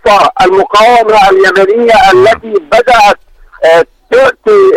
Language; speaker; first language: Arabic; native; Arabic